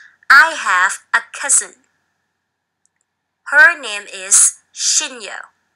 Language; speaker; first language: English; non-native, fluent; Thai